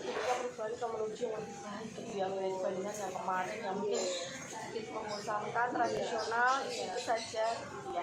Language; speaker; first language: Indonesian; native; Indonesian